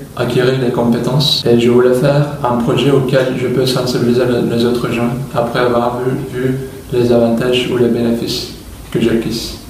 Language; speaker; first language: French; non-native, fluent; Turkish